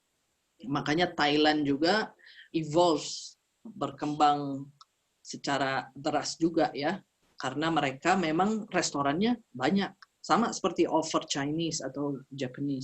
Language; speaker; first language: Indonesian; early bilingual, heritage; Indonesian